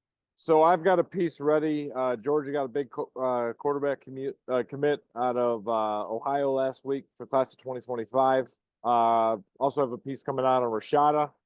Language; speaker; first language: English; native; English